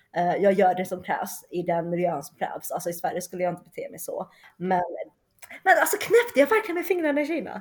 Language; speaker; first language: Swedish; early bilingual, other home language; Chinese